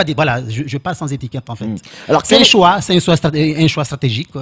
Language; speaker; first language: French; non-native, local second language; Comorian